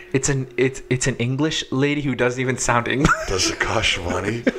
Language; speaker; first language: English; native; English